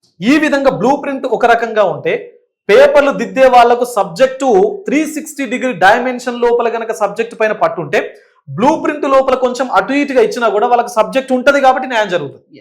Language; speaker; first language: Telugu; native; Telugu